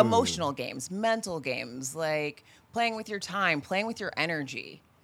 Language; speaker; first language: English; native; English